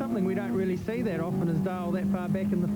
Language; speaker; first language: English; native; English